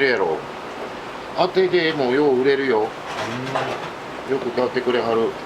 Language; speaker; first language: Japanese; native; Japanese